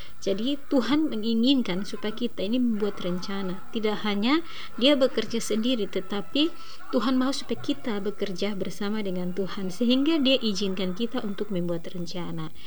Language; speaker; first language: Indonesian; native; Indonesian